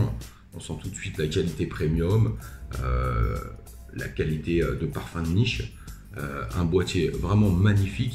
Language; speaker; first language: French; native; French